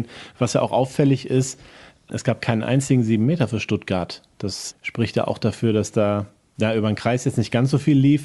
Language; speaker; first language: German; native; German